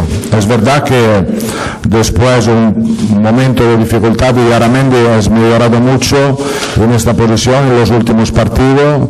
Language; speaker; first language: Spanish; non-native, fluent; Italian